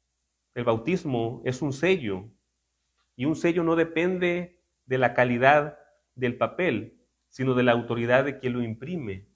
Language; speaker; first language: Spanish; native; Spanish